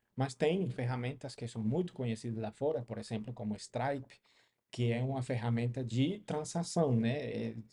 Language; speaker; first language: Portuguese; non-native, fluent; Spanish